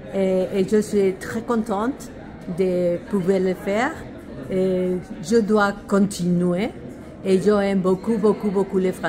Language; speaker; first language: French; non-native, learner; Spanish